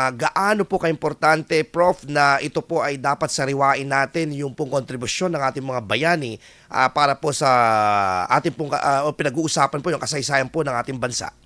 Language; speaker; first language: Filipino; non-native, local second language; Pangasinan